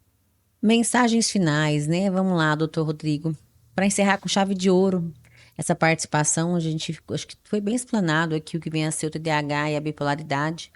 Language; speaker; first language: Portuguese; native; Portuguese